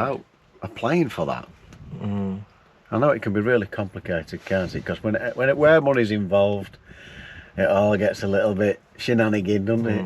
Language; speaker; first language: English; native; English